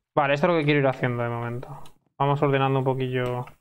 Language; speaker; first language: Spanish; native; Spanish